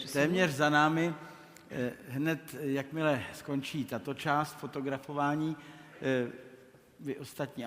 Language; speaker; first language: Czech; native; Czech